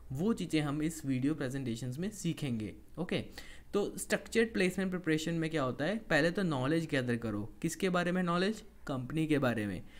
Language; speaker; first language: Hindi; native; Hindi